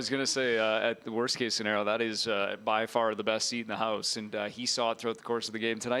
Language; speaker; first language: English; native; English